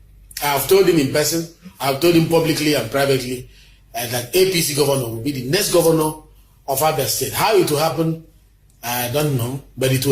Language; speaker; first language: English; non-native, local second language; Igbo